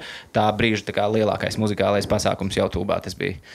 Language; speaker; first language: Latvian; native; Latvian